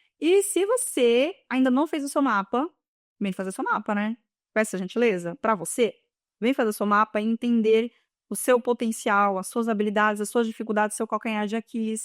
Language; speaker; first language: Portuguese; native; Portuguese